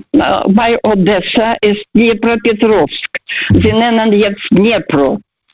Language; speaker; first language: German; early bilingual, heritage; German